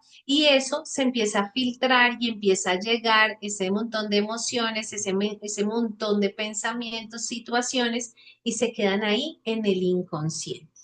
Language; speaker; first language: Spanish; native; Spanish